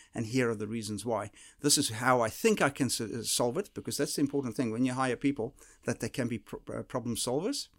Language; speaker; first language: English; early bilingual, other home language; Dutch